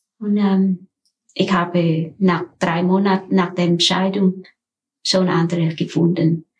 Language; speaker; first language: German; non-native, learner; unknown